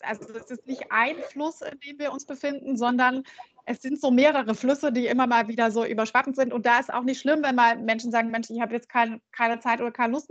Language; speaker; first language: German; native; German